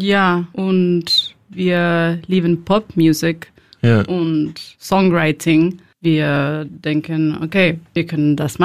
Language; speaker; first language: German; non-native, learner; Spanish